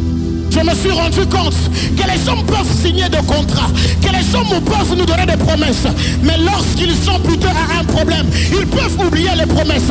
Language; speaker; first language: French; non-native, local second language; Lingala